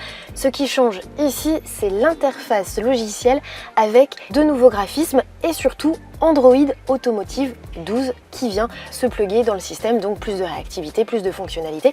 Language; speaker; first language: French; native; French